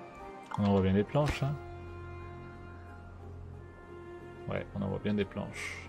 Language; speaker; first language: French; native; French